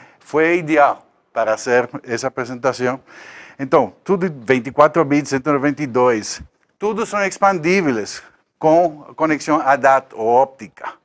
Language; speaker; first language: Portuguese; non-native, learner; Spanish